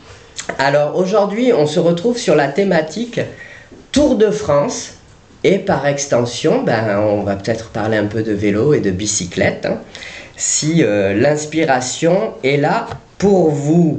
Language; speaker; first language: French; native; French